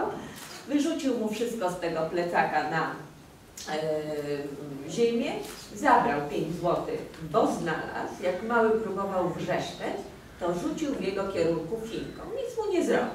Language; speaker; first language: Polish; native; Polish